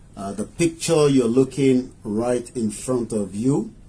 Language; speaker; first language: English; non-native, local second language; Yoruba